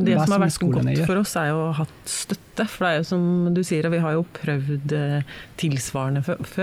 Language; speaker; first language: Norwegian; native; Norwegian